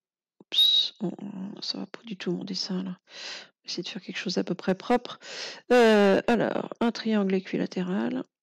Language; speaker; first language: French; native; French